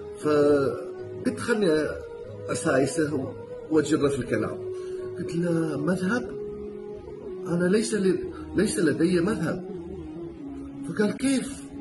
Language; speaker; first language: Arabic; non-native, fluent; Chinese